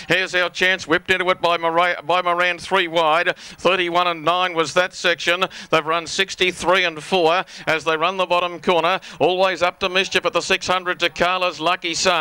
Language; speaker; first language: English; native; English